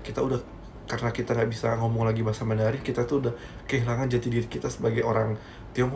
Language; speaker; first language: Indonesian; native; Indonesian